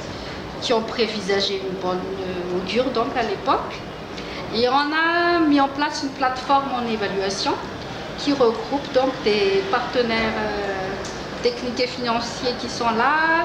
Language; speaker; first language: French; non-native, local second language; Malagasy